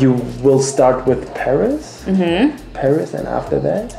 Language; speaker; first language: English; non-native, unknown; German